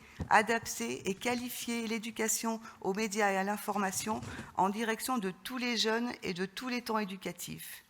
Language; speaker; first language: French; native; French